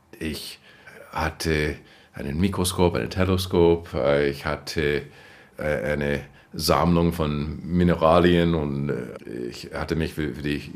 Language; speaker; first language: German; non-native, fluent; English